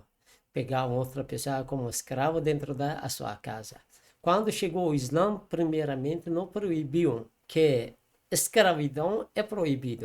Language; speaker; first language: Portuguese; non-native, learner; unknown